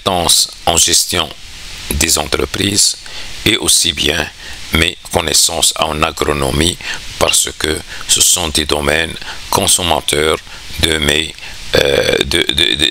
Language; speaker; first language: French; non-native, local second language; Arabic